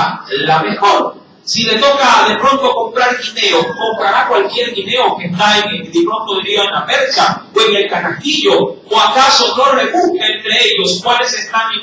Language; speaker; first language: Spanish; native; Spanish